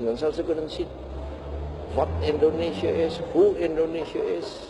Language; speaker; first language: Dutch; non-native, local second language; Javanese